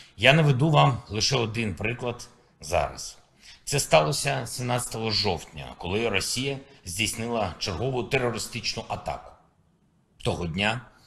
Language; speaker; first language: Ukrainian; native; Ukrainian